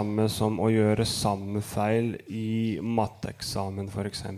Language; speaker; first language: Norwegian; non-native, fluent; Lithuanian